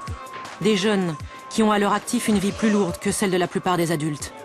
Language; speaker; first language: French; native; French